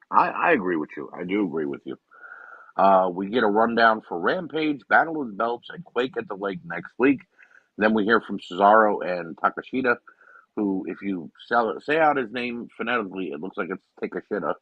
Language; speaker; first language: English; native; English